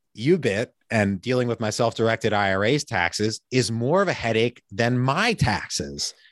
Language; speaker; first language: English; native; English